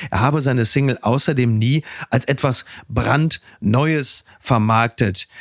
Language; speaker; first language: German; native; German